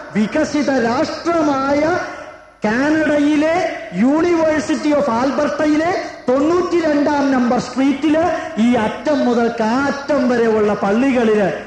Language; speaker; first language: Malayalam; native; Malayalam